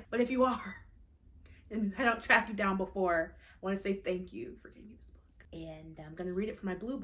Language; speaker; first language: English; native; English